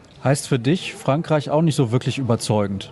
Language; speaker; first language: German; native; German